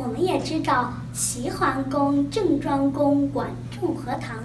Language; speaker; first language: Chinese; early bilingual, heritage; Chinese